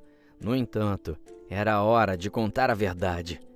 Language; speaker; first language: Portuguese; native; Portuguese